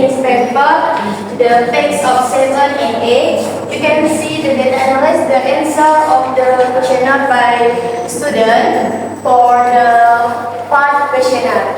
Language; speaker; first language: English; non-native, learner; Indonesian